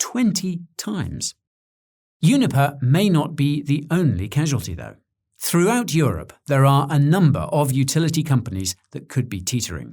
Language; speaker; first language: English; native; English